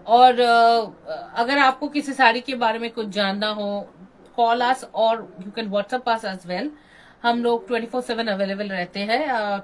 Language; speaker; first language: Hindi; non-native, local second language; Bangla